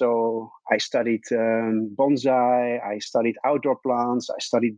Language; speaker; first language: English; non-native, fluent; Dutch